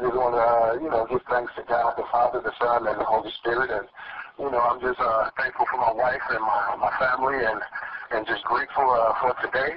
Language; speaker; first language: English; native; English